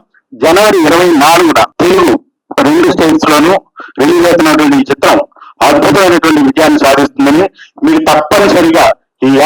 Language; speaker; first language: Telugu; native; Telugu